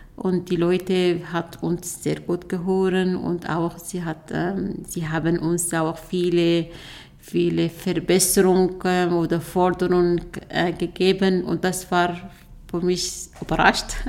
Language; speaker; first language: German; non-native, learner; Arabic